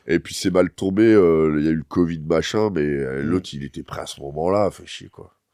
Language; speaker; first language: French; native; French